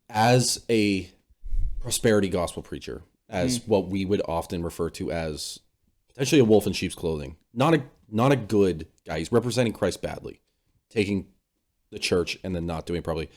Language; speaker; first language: English; native; English